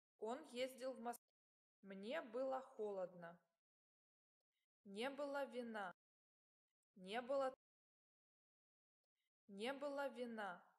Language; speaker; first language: Russian; non-native, learner; English